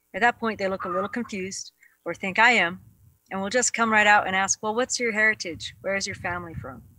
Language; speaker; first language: English; native; English